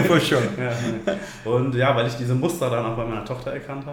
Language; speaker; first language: German; native; German